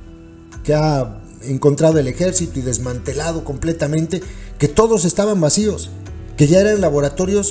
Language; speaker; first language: Spanish; native; Spanish